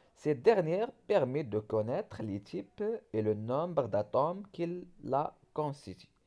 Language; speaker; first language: French; non-native, local second language; Arabic